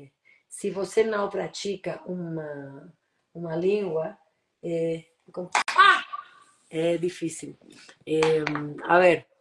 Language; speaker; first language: Portuguese; non-native, learner; Spanish